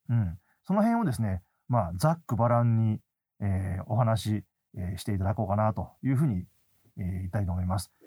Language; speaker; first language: Japanese; native; Japanese